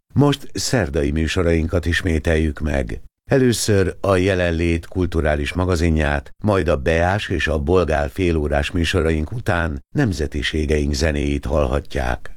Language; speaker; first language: Hungarian; native; Hungarian